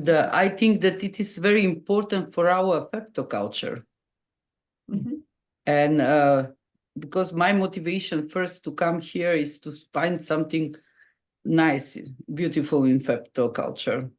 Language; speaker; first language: English; non-native, fluent; Macedonian